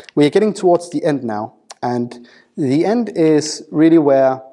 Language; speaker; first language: English; non-native, fluent; Danish